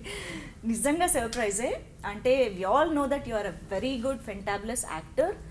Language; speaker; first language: Telugu; native; Telugu